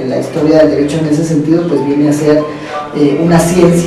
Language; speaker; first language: Spanish; native; Spanish